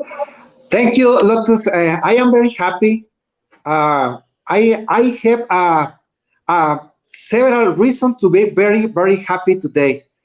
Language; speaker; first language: English; non-native, learner; Spanish